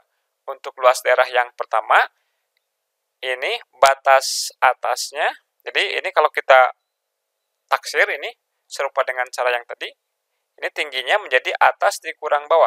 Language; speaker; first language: Indonesian; native; Indonesian